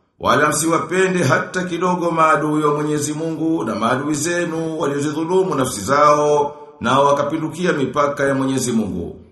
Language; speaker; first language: Swahili; native; Swahili